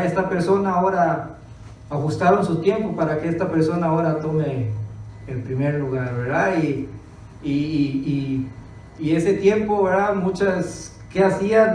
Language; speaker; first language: Spanish; early bilingual, other home language; English